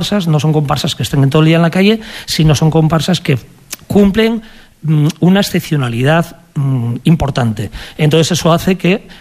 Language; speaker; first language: Spanish; native; Spanish